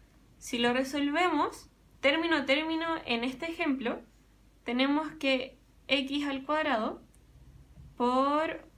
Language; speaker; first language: Spanish; native; Spanish